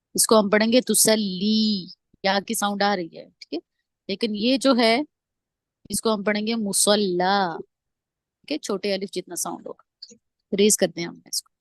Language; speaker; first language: Urdu; native; Urdu